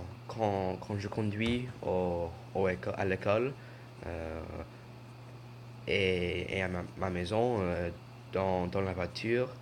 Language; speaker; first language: French; non-native, learner; English